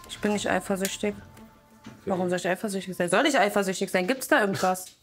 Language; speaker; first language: German; native; German